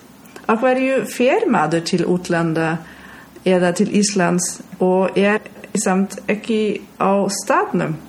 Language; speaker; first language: Icelandic; non-native, learner; German